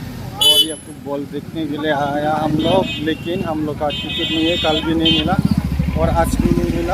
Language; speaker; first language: Hindi; non-native, local second language; Bodo